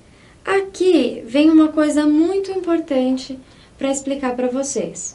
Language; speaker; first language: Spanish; non-native, fluent; Portuguese